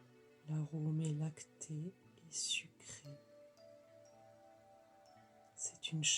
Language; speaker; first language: French; native; French